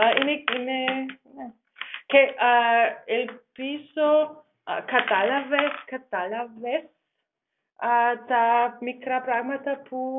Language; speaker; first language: Greek; non-native, fluent; German